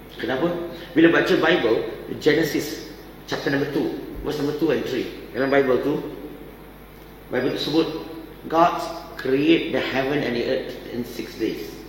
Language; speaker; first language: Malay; non-native, local second language; Chinese